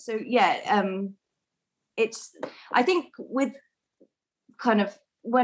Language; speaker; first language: English; native; English